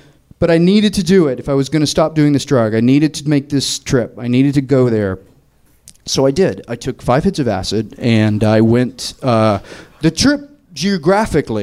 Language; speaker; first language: English; native; English